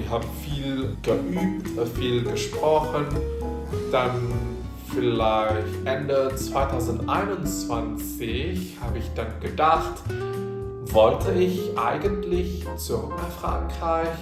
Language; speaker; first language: German; non-native, fluent; Indonesian